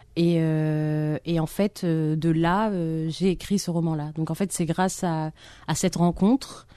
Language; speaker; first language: French; non-native, local second language; Arabic